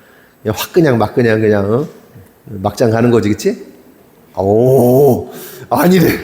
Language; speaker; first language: Korean; native; Korean